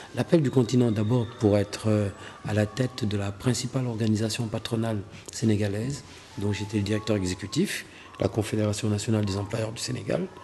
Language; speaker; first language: French; non-native, local second language; Wolof